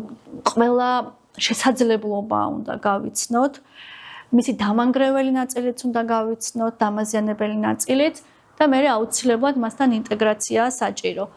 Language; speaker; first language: Georgian; native; Georgian